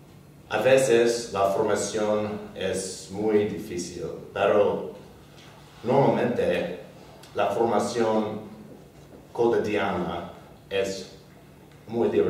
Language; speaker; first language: Spanish; non-native, learner; English